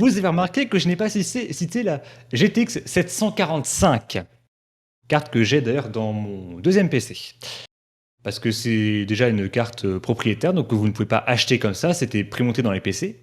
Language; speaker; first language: French; native; French